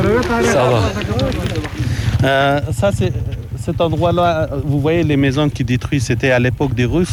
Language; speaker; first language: French; non-native, fluent; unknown